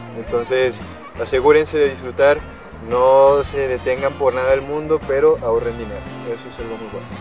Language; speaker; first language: Spanish; native; Spanish